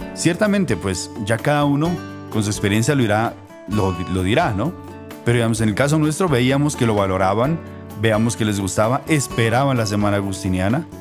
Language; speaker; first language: Spanish; native; Spanish